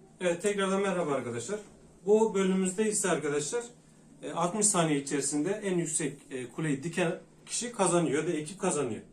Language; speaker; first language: Turkish; native; Turkish